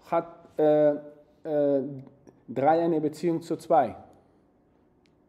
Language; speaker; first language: German; non-native, fluent; Spanish